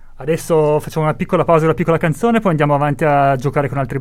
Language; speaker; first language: Italian; native; Italian